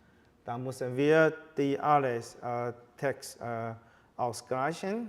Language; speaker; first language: German; non-native, fluent; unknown